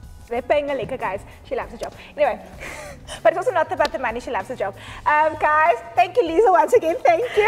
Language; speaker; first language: English; non-native, local second language; Afrikaans